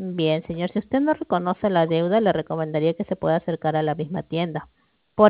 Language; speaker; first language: Spanish; native; Spanish